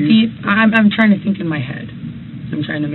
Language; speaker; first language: English; native; English